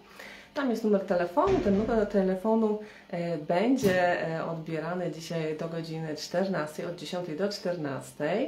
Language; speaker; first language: Polish; native; Polish